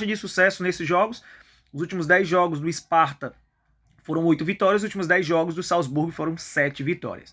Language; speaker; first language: Portuguese; native; Portuguese